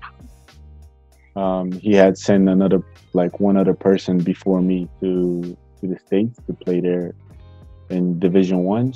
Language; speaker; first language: English; non-native, fluent; Bulgarian